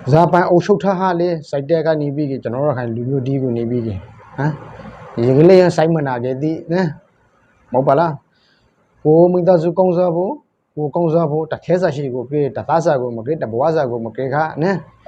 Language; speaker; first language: Burmese; native; Burmese